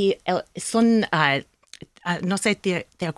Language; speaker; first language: Spanish; non-native, learner; English